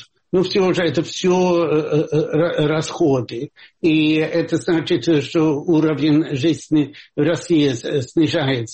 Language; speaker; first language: Russian; non-native, fluent; Swedish